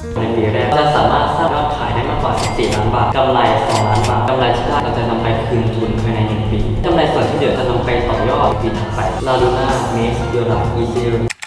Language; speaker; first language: Thai; native; Thai